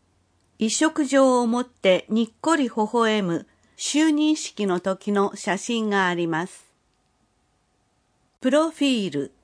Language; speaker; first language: Japanese; native; Japanese